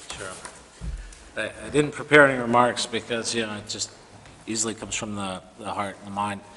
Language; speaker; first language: English; native; English